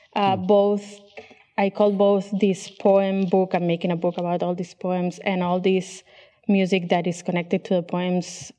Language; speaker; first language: English; non-native, fluent; Catalan